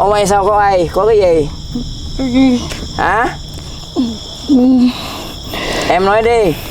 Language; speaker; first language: Vietnamese; non-native, learner; Indonesian